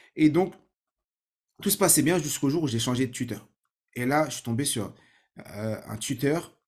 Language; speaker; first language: French; native; French